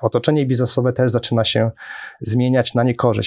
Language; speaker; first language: Polish; native; Polish